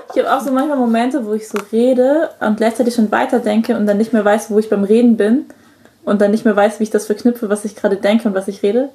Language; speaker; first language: German; early bilingual, other home language; Chinese